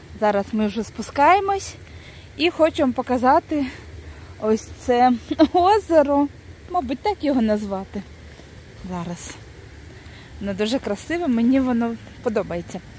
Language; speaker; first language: Ukrainian; non-native, local second language; Russian